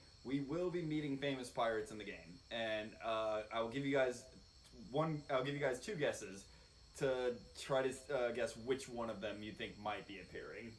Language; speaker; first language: English; native; English